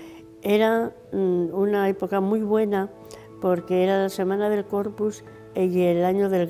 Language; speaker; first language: Spanish; native; Spanish